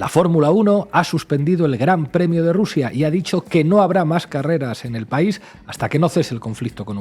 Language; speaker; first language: Spanish; native; Spanish